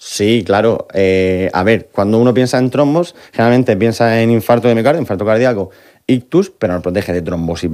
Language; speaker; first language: Spanish; native; Spanish